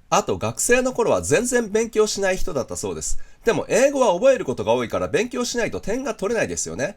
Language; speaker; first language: Japanese; native; Japanese